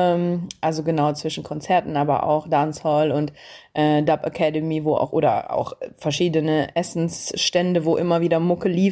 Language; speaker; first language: German; native; German